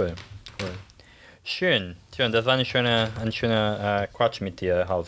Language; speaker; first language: German; non-native, fluent; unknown